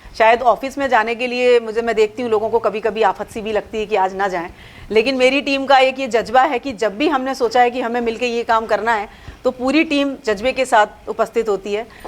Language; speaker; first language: Hindi; native; Hindi